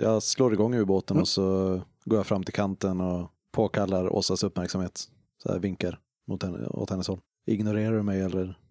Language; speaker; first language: Swedish; native; Swedish